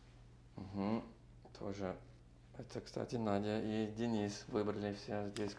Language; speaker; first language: Russian; non-native, learner; English